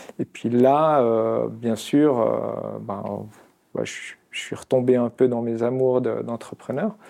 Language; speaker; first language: French; non-native, local second language; Arabic